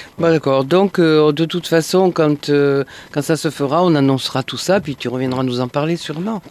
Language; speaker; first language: French; native; French